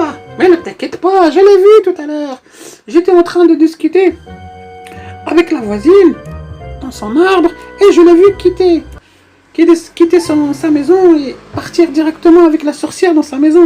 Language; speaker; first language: French; native; French